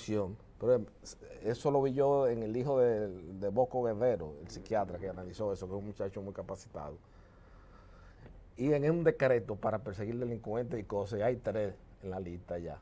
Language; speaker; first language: Spanish; native; Spanish